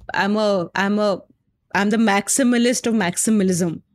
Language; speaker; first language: English; non-native, local second language; Hindi